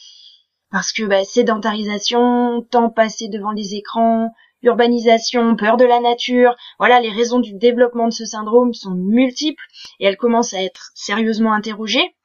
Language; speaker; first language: French; native; French